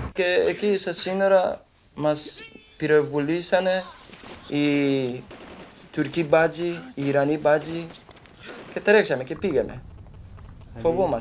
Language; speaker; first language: Greek; non-native, learner; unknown